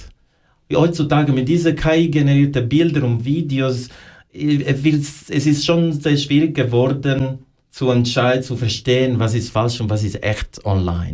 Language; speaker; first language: German; non-native, learner; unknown